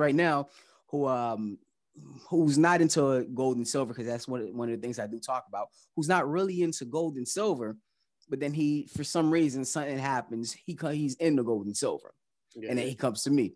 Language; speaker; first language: English; early bilingual, other home language; Haitian Creole